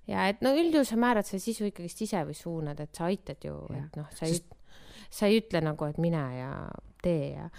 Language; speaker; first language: Estonian; native; Estonian